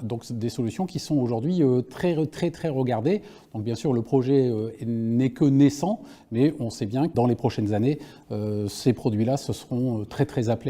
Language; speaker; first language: French; native; French